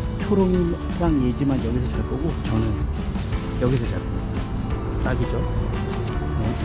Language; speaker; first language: Korean; native; Korean